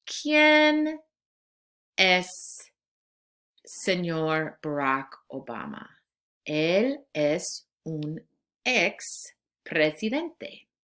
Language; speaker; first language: Spanish; non-native, fluent; English